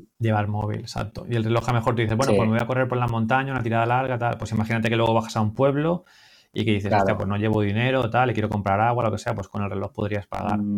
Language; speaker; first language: Spanish; native; Spanish